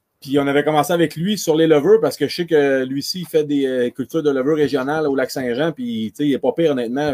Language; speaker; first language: French; native; French